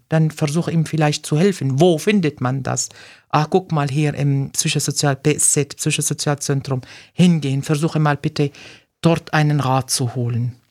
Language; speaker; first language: German; non-native, fluent; Arabic